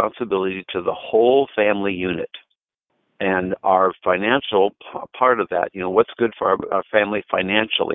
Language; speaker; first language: English; native; English